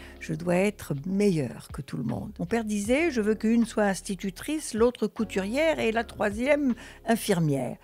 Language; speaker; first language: French; early bilingual, other home language; Russian